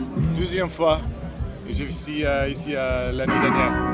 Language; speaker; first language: French; non-native, learner; English